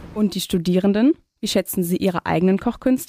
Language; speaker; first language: German; native; German